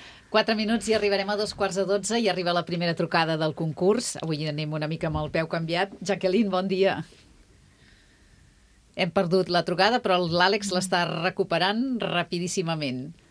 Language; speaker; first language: Catalan; native; Catalan